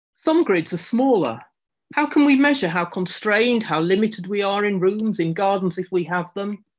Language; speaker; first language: English; native; English